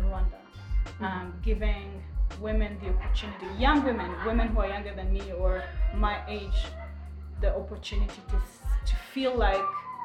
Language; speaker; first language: English; non-native, local second language; Kinyarwanda